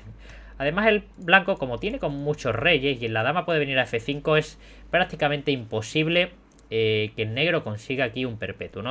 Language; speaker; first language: Spanish; native; Spanish